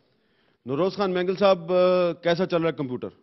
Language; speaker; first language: Urdu; native; Urdu